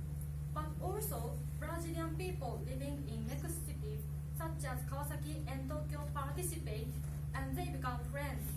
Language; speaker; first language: English; non-native, learner; Japanese